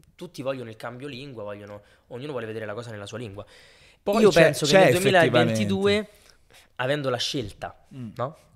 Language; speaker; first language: Italian; native; Italian